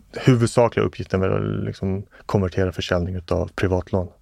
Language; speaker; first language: Swedish; early bilingual, other home language; English